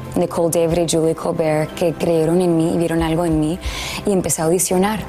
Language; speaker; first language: Spanish; early bilingual, heritage; Spanish